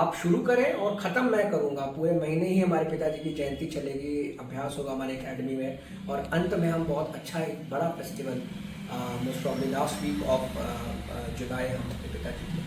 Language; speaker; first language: Hindi; native; Hindi